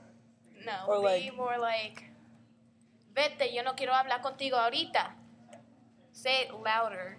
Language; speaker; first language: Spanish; early bilingual, heritage; English